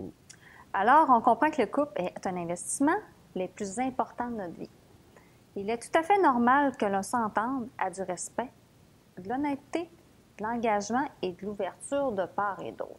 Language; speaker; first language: French; native; French